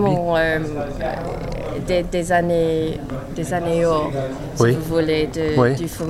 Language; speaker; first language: French; non-native, learner; English